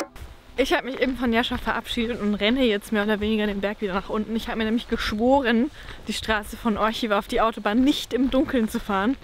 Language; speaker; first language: German; native; German